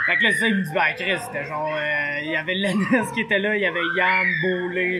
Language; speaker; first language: French; native; French